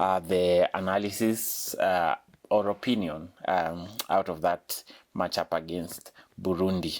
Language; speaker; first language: English; non-native, local second language; Swahili